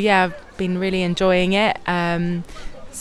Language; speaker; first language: English; native; English